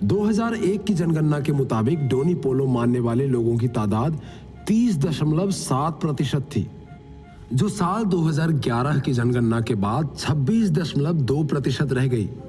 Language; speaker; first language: Hindi; native; Hindi